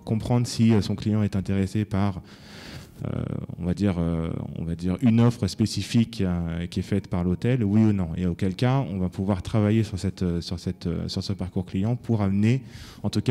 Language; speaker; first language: French; native; French